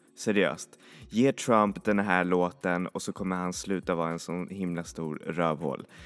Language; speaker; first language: Swedish; native; Swedish